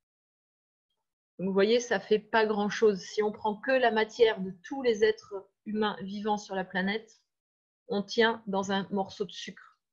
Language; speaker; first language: French; native; French